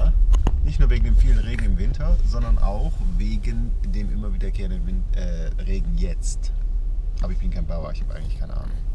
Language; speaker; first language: German; native; German